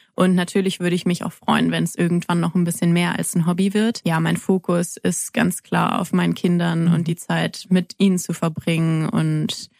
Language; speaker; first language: German; native; German